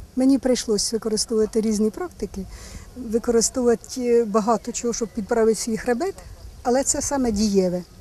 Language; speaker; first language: Ukrainian; native; Ukrainian